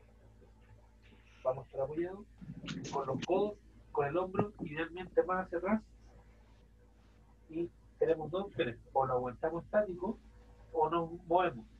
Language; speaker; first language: Spanish; native; Spanish